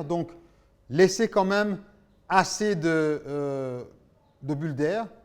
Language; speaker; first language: French; native; French